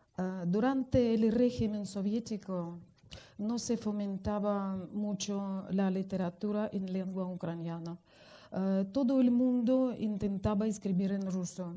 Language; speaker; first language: Spanish; non-native, fluent; Russian